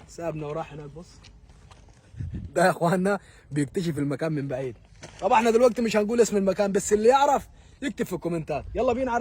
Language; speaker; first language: Arabic; native; Arabic